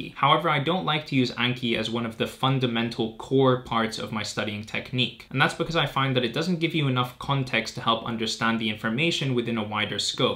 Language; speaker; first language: English; native; English